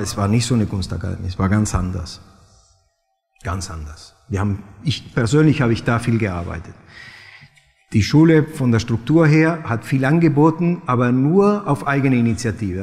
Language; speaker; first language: German; non-native, fluent; Spanish